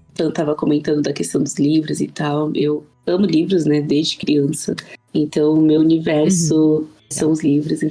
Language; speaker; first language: Portuguese; native; Portuguese